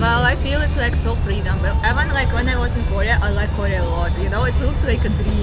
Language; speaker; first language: English; non-native, learner; Russian